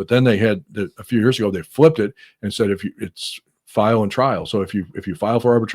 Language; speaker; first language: English; native; English